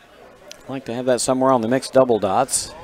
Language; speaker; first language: English; native; English